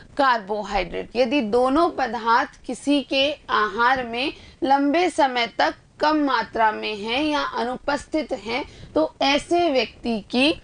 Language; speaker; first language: Hindi; native; Hindi